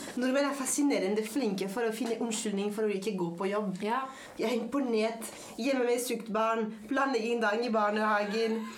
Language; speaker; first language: Norwegian; non-native, fluent; French